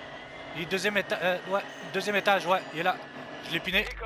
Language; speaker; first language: French; native; French